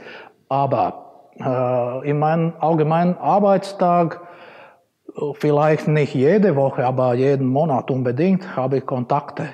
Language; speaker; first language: German; non-native, fluent; Latvian